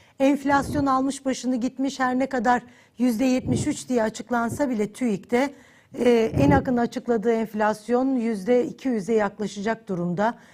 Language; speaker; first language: Turkish; native; Turkish